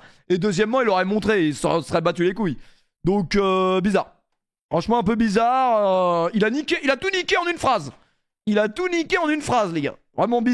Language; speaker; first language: French; native; French